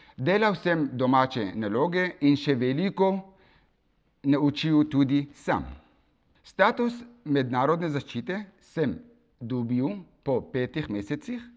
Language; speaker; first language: Slovenian; non-native, fluent; Kurdish